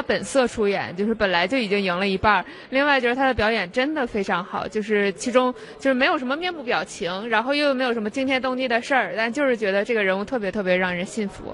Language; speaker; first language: Chinese; native; Chinese